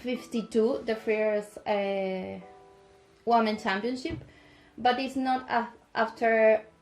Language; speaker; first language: English; non-native, local second language; Spanish